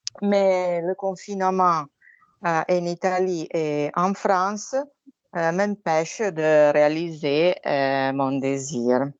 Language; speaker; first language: French; non-native, learner; Italian